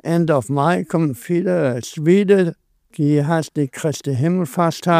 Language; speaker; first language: German; non-native, learner; Danish